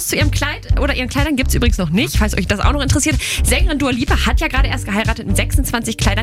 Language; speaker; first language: German; native; German